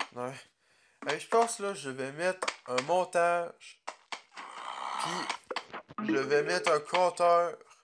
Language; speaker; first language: French; native; French